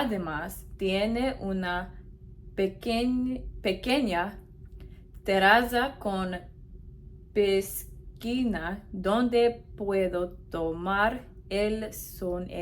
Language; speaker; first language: Spanish; non-native, learner; English